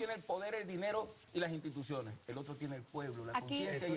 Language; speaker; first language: Spanish; native; Spanish